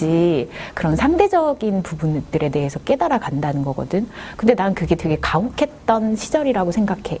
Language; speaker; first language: Korean; native; Korean